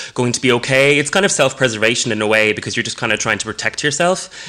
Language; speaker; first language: English; native; English